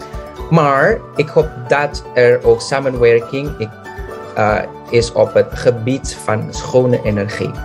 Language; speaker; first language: Dutch; non-native, fluent; Indonesian